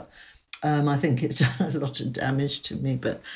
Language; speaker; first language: English; native; English